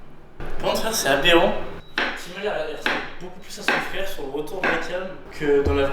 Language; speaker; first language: French; native; French